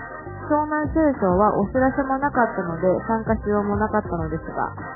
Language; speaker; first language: Japanese; native; Japanese